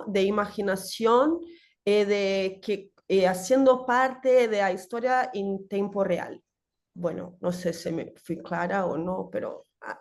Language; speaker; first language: Spanish; non-native, learner; Portuguese